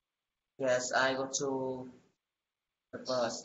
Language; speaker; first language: English; non-native, learner; Vietnamese